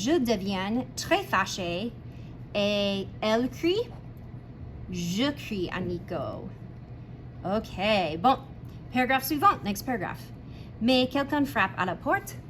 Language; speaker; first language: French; non-native, fluent; English